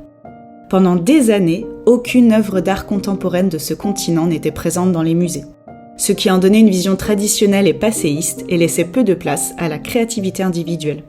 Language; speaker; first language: French; native; French